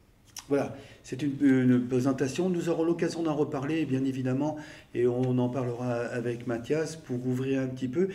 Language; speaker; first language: French; native; French